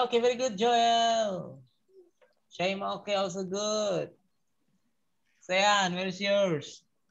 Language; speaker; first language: English; non-native, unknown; Indonesian